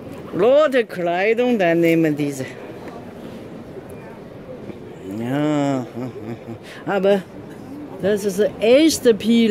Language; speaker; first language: German; non-native, learner; Chinese